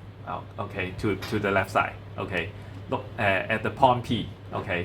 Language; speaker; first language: English; non-native, fluent; Chinese